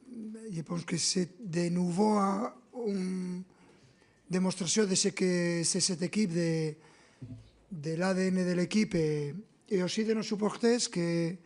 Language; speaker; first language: French; non-native, fluent; Spanish